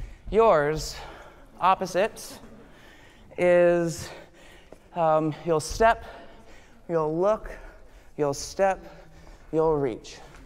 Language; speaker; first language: English; native; English